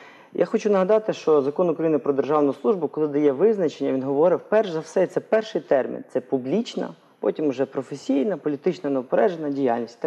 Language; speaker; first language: Ukrainian; native; Ukrainian